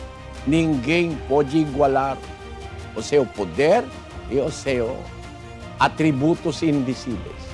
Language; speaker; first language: Portuguese; non-native, learner; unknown